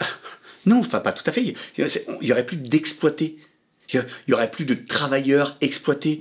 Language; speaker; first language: French; native; French